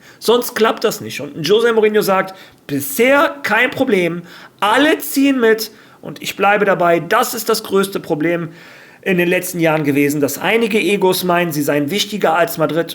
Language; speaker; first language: German; native; German